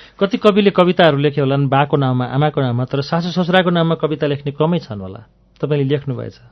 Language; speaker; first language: Nepali; native; Nepali